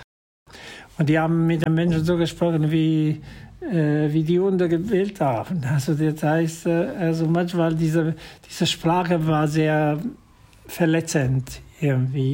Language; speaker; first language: German; non-native, fluent; Italian